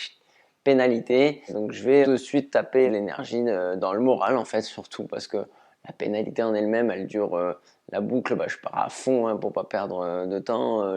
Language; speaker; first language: French; native; French